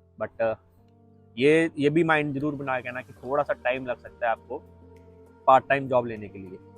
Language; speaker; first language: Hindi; non-native, local second language; Punjabi